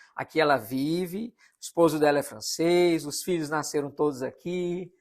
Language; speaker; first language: Portuguese; native; Portuguese